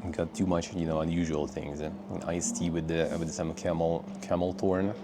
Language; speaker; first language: English; non-native, fluent; Russian